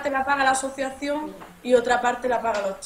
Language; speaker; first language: Spanish; native; Spanish